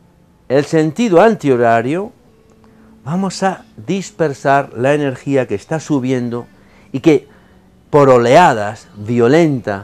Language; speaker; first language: Spanish; native; Spanish